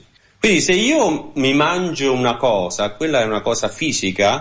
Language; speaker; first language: Italian; native; Italian